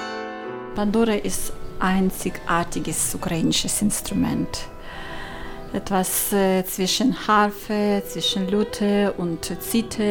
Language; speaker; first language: German; non-native, learner; Ukrainian